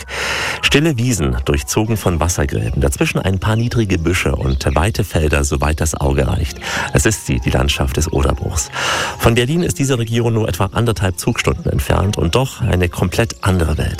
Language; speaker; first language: German; native; German